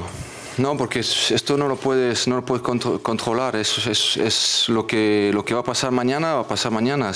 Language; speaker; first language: Spanish; non-native, fluent; French